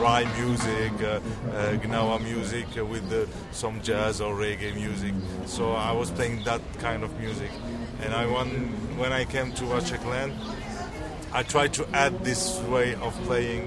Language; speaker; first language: English; non-native, learner; Arabic